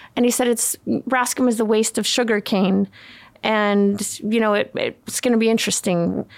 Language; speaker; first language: English; early bilingual, other home language; Swedish